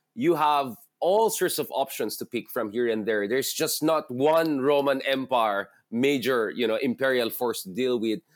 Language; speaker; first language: English; non-native, local second language; Filipino